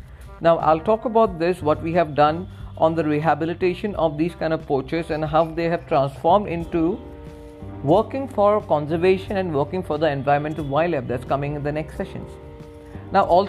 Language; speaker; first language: English; non-native, local second language; Assamese